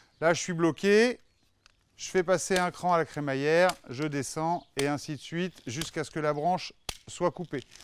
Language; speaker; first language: French; native; French